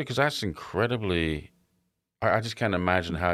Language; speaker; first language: English; native; English